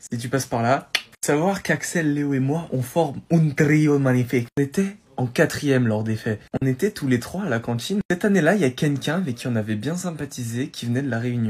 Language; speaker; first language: French; native; French